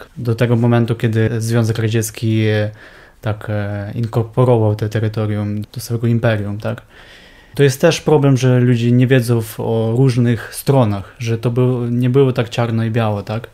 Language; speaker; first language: Polish; non-native, fluent; Ukrainian